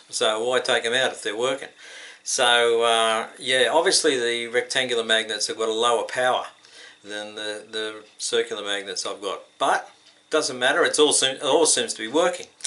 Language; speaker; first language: English; native; English